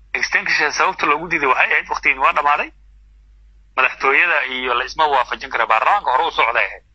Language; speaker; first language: Somali; non-native, local second language; Maay